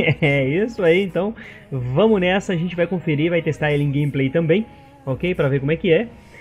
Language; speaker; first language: Portuguese; native; Portuguese